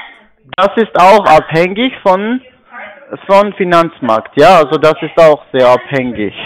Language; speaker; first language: German; non-native, learner; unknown